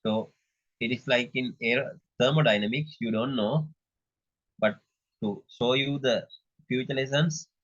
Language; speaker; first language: English; non-native, local second language; Sinhala